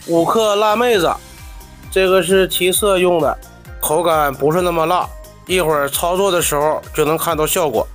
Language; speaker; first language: Chinese; native; Chinese